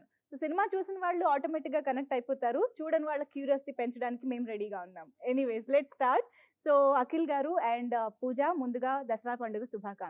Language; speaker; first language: Telugu; native; Telugu